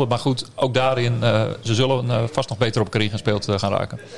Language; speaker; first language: Dutch; native; Dutch